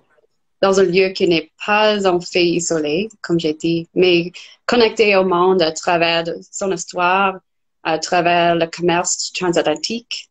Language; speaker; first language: French; non-native, fluent; English